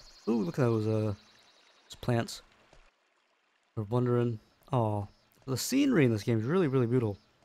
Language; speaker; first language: English; native; English